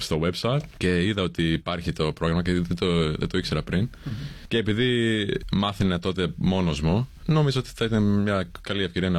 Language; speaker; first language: Greek; non-native, fluent; English